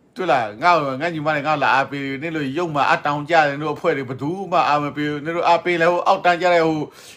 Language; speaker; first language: Burmese; non-native, local second language; S'gaw Karen